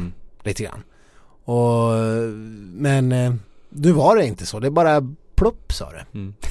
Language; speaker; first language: Swedish; native; Swedish